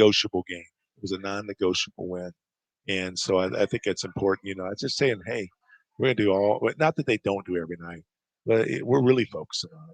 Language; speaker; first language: English; native; English